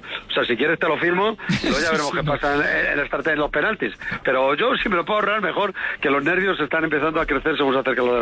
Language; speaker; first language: Spanish; native; Spanish